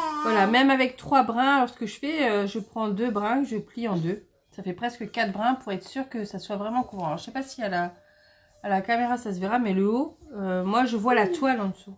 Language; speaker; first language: French; native; French